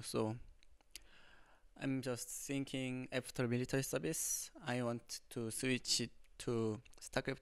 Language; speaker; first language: English; non-native, learner; Korean